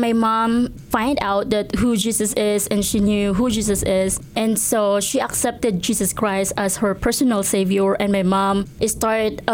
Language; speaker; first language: English; non-native, local second language; Cebuano